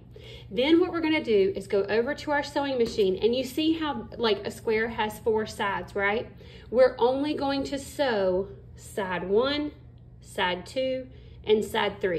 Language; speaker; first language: English; native; English